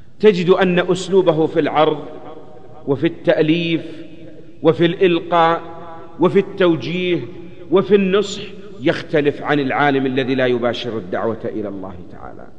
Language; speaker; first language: Arabic; native; Arabic